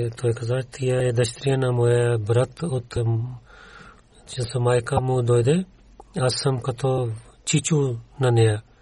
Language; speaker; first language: Bulgarian; non-native, learner; Urdu